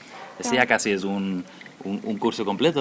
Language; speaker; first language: Spanish; non-native, fluent; Dutch